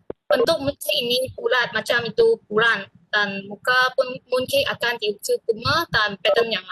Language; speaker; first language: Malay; non-native, local second language; Chinese